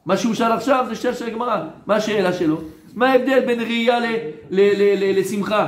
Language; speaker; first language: Hebrew; non-native, fluent; French